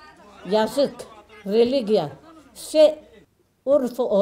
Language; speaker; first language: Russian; non-native, local second language; Persian